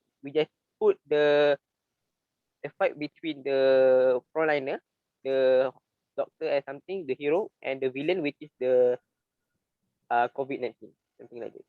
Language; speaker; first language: English; non-native, learner; Malay